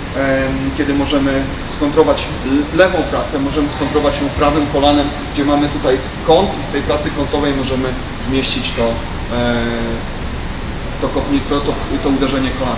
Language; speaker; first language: Polish; native; Polish